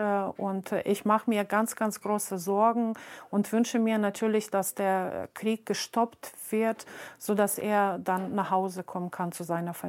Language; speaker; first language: German; non-native, fluent; Ukrainian